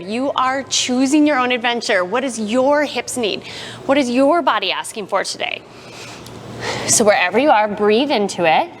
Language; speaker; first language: English; native; English